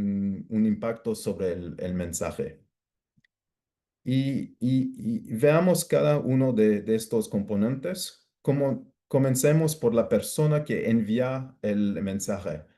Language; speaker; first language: Spanish; non-native, fluent; English